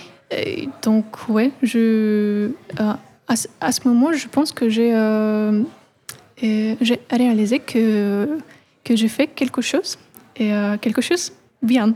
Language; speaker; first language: French; non-native, fluent; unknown